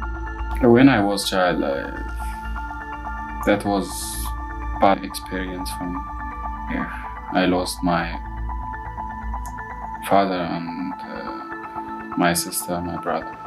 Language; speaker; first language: English; non-native, learner; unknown